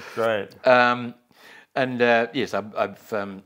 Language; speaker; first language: English; native; English